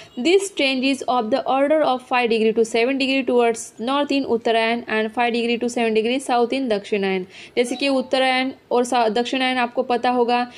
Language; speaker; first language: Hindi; non-native, local second language; Marathi